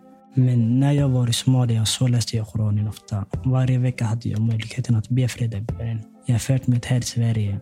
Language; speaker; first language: Swedish; early bilingual, other home language; Somali